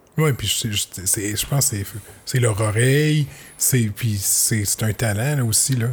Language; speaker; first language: French; native; French